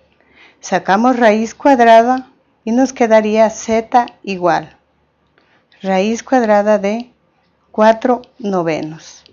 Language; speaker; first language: Spanish; native; Spanish